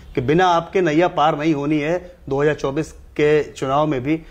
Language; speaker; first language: Hindi; native; Hindi